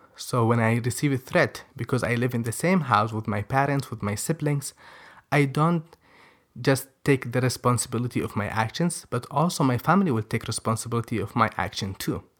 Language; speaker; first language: English; non-native, fluent; Arabic